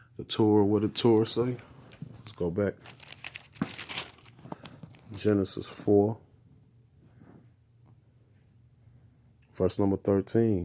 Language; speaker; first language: English; native; English